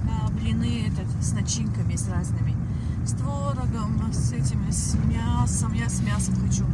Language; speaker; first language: Russian; non-native, local second language; Tajik